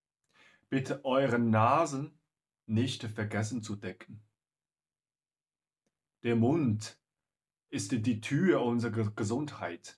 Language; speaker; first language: German; non-native, learner; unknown